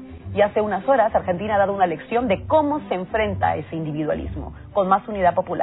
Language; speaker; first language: Spanish; native; Spanish